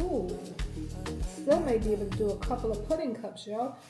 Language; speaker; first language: English; native; English